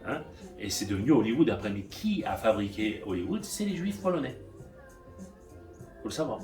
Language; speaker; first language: French; native; French